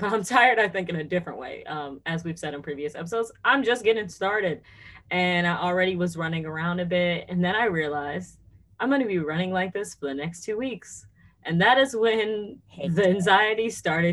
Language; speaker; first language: English; native; English